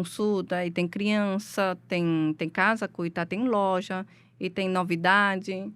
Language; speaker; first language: Portuguese; non-native, learner; Chinese